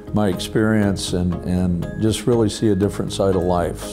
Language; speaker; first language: English; native; English